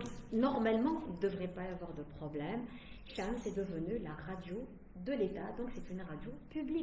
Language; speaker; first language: French; non-native, local second language; Arabic